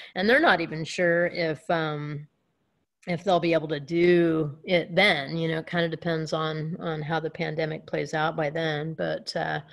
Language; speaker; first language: English; native; English